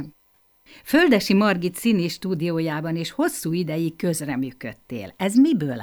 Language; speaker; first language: Hungarian; native; Hungarian